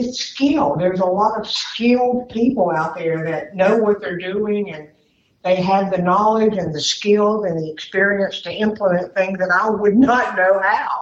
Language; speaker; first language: English; native; English